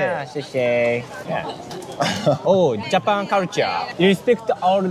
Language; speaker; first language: English; non-native, learner; Japanese